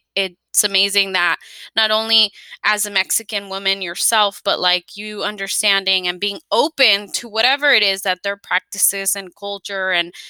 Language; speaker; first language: English; early bilingual, other home language; Spanish